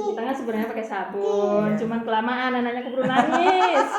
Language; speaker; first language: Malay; non-native, local second language; Achinese